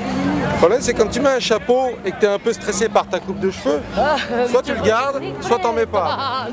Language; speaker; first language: French; native; French